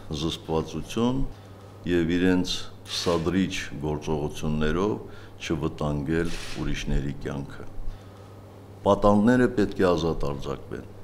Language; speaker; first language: Armenian; native; Armenian